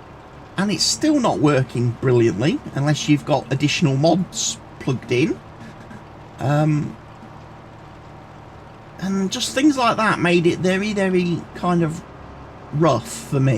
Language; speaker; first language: English; native; English